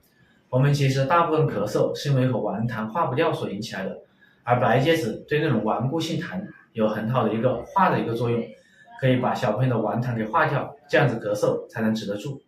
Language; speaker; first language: Chinese; native; Chinese